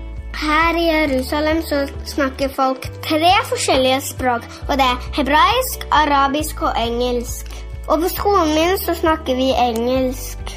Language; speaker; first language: Norwegian; early bilingual, heritage; Norwegian